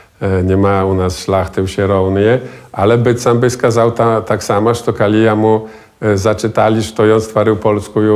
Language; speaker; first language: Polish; non-native, local second language; Belarusian